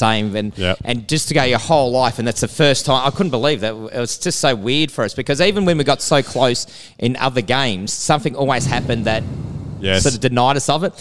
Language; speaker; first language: English; native; English